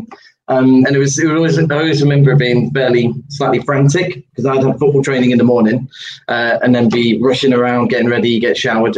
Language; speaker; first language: English; native; English